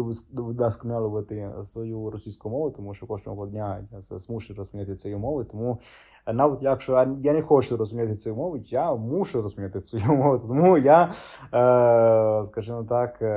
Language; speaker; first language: Ukrainian; non-native, fluent; Italian